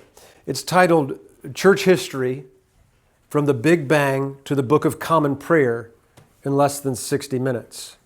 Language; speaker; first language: English; native; English